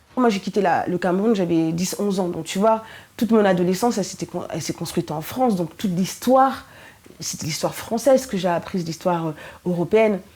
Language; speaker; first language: French; early bilingual, other home language; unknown